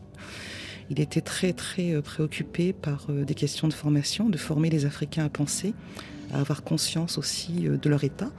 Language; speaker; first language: French; native; French